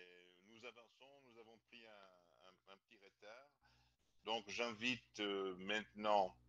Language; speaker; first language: French; non-native, fluent; Portuguese